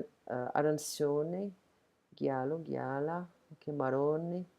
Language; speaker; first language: Italian; non-native, fluent; French